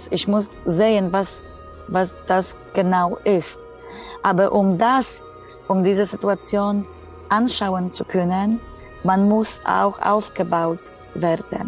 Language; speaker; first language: German; non-native, fluent; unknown